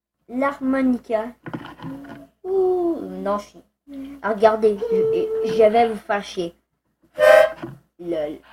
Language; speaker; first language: French; native; French